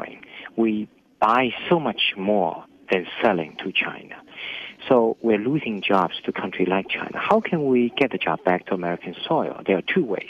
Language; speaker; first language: English; non-native, fluent; Chinese